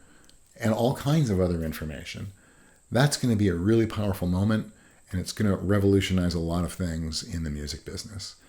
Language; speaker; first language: English; native; English